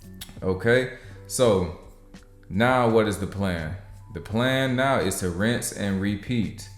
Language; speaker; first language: English; native; English